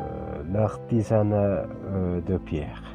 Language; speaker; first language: French; non-native, fluent; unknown